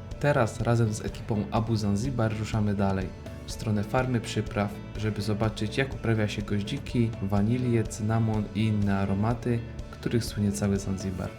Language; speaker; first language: Polish; native; Polish